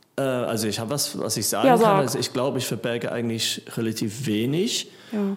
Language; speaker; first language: German; non-native, fluent; English